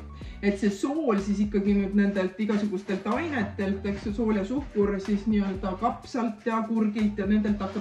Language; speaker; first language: Estonian; native; Estonian